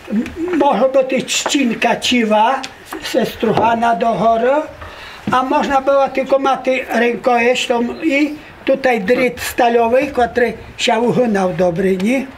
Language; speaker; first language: Polish; non-native, local second language; Rusyn